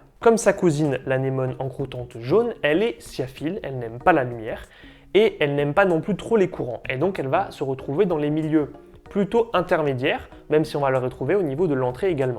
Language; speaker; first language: French; native; French